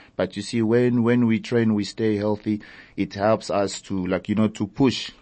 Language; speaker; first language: English; early bilingual, other home language; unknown